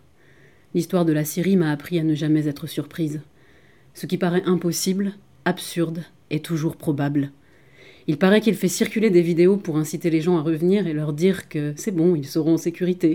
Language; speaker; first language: French; native; French